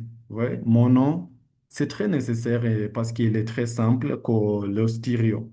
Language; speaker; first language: French; non-native, learner; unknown